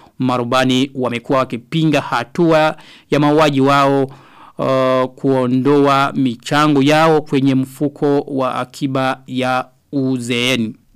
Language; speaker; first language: Swahili; non-native, local second language; Rundi